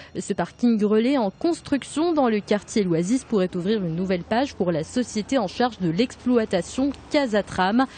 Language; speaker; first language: French; non-native, local second language; Arabic